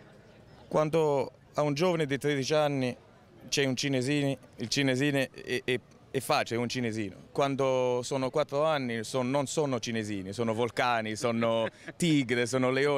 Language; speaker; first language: Italian; early bilingual, heritage; Italian